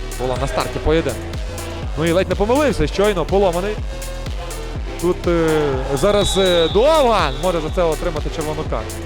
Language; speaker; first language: Ukrainian; native; Ukrainian